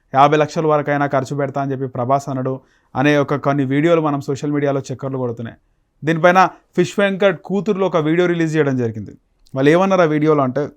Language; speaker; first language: Telugu; native; Telugu